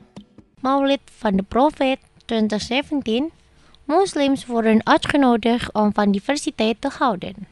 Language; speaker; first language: Dutch; non-native, fluent; Indonesian